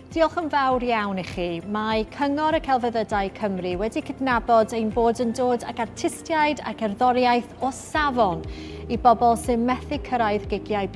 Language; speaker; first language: Welsh; native; Welsh